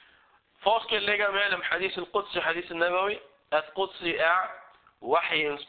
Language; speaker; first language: Danish; early bilingual, other home language; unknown